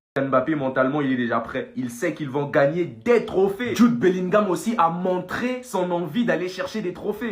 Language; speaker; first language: French; native; French